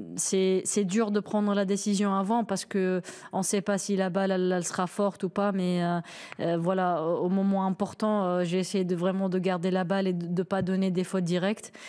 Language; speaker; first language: French; non-native, local second language; Arabic